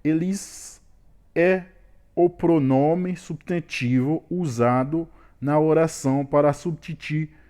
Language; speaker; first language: Portuguese; non-native, learner; Haitian Creole